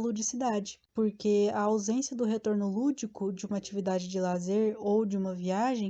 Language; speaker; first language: Portuguese; native; Portuguese